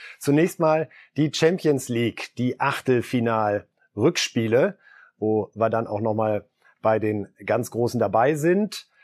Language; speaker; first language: German; native; German